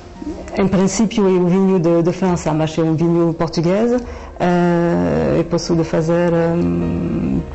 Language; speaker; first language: Portuguese; non-native, learner; French